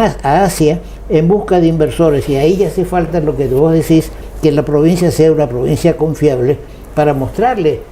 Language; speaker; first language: Spanish; native; Spanish